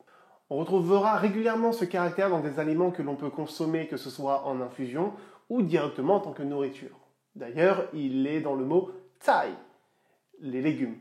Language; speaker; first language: French; native; French